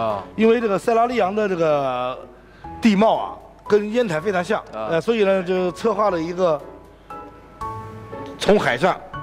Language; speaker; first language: Chinese; native; Chinese